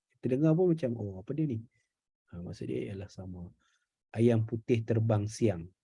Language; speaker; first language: Malay; native; Malay